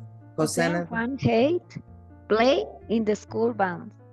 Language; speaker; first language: English; non-native, learner; Spanish